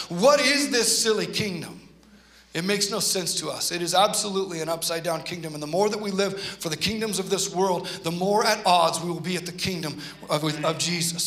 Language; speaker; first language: English; native; English